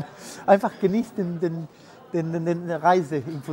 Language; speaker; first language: German; non-native, fluent; Spanish